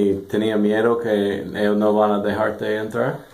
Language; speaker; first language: Spanish; non-native, learner; English